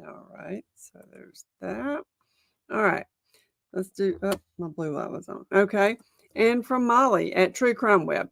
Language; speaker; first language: English; native; English